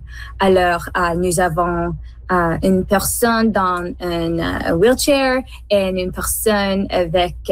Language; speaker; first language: French; non-native, learner; English